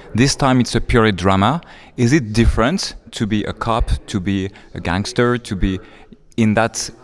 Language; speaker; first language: English; non-native, fluent; French